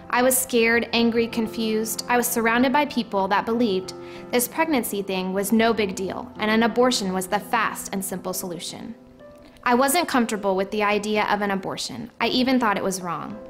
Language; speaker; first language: English; native; English